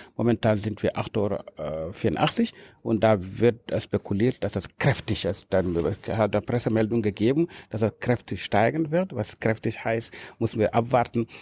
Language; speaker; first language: German; non-native, fluent; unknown